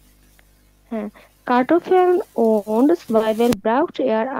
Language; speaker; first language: German; non-native, learner; Bangla